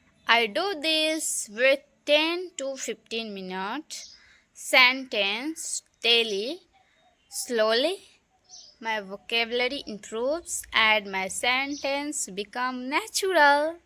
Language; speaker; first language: English; non-native, local second language; Hindi